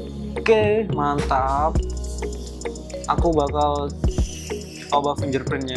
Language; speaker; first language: Indonesian; native; Indonesian